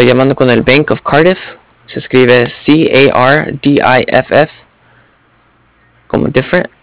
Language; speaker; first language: Spanish; non-native, local second language; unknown